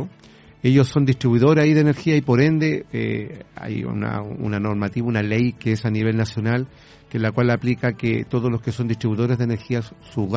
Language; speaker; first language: Spanish; native; Spanish